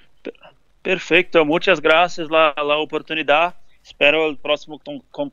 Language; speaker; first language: Spanish; non-native, learner; Portuguese